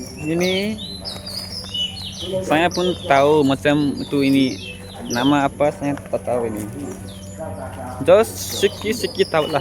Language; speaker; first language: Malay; non-native, learner; Nepali